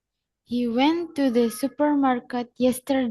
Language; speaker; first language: English; non-native, learner; Indonesian